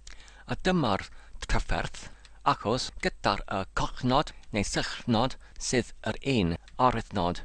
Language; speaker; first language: Welsh; non-native, learner; English